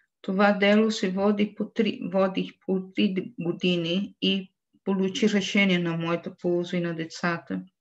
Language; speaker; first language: Bulgarian; non-native, learner; Portuguese